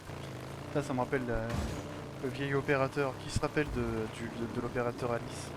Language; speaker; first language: French; native; French